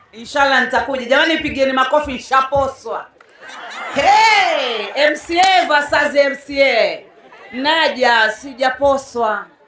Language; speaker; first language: Swahili; non-native, local second language; Giryama